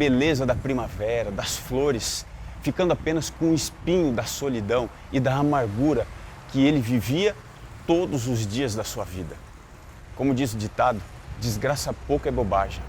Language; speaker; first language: Portuguese; native; Portuguese